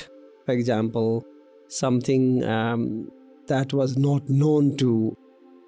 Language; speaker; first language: English; non-native, local second language; Nepali